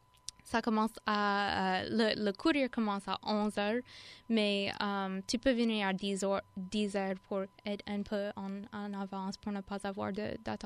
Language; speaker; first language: French; non-native, fluent; English